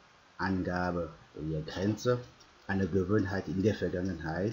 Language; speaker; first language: German; non-native, fluent; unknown